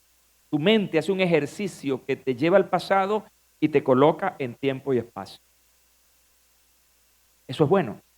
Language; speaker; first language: Spanish; native; Spanish